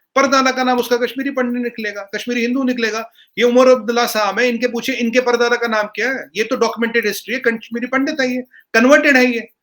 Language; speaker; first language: Hindi; non-native, local second language; Kashmiri